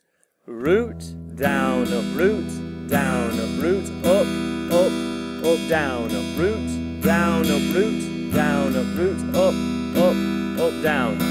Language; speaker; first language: English; native; English